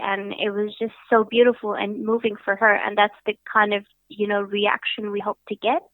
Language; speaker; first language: English; early bilingual, other home language; Hazaragi